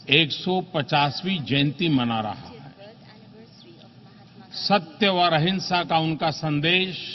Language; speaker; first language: Hindi; non-native, local second language; Gujarati